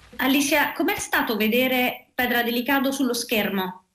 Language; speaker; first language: Italian; native; Italian